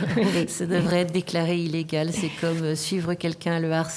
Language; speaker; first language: French; native; French